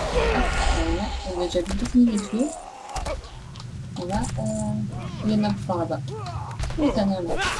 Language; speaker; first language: French; native; French